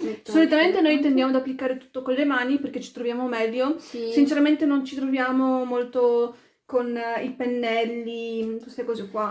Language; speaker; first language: Italian; early bilingual, other home language; Arabic